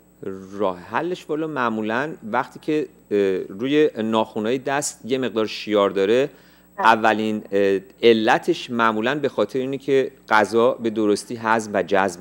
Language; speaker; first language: Persian; native; Persian